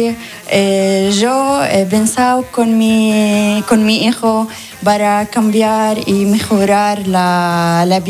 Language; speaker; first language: Spanish; non-native, learner; Arabic